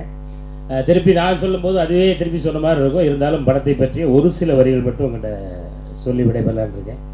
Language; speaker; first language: Tamil; native; Tamil